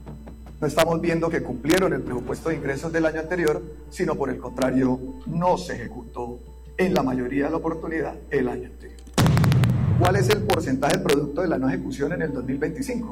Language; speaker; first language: Spanish; native; Spanish